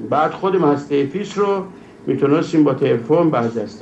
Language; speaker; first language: Persian; native; Persian